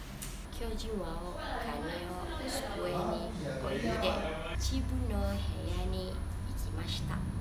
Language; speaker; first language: Japanese; non-native, learner; Indonesian